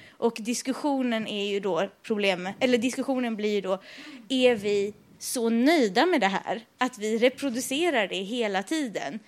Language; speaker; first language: Swedish; early bilingual, other home language; Persian